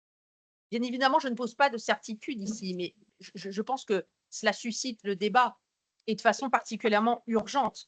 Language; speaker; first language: French; native; French